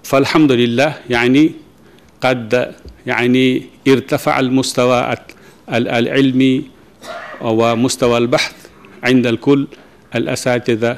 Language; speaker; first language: Arabic; non-native, fluent; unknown